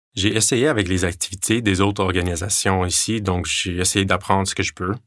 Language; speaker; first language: French; non-native, fluent; English